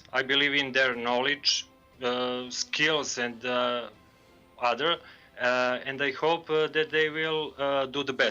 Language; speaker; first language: English; non-native, learner; Serbian